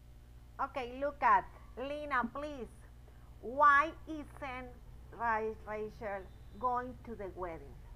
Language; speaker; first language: English; non-native, learner; Spanish